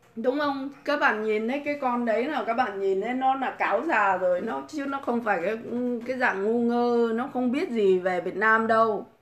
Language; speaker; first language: Vietnamese; native; Vietnamese